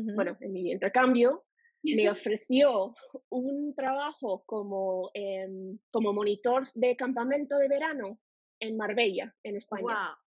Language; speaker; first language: Spanish; non-native, fluent; English